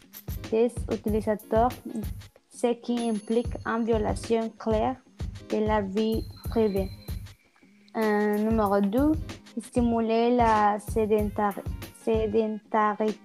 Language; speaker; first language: French; non-native, learner; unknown